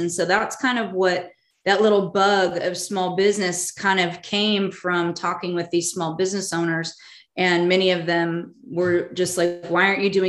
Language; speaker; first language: English; native; English